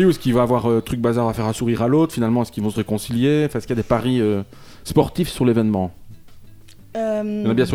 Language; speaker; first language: French; native; French